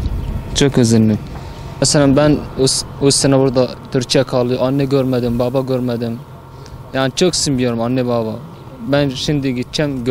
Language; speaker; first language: Turkish; non-native, learner; Arabic